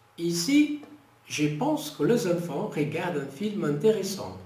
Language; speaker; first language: French; non-native, fluent; Portuguese